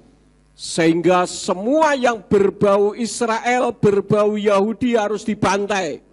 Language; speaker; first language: Indonesian; native; Indonesian